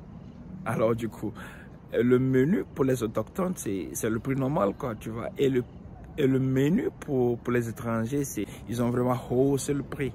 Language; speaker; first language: French; non-native, local second language; Ewe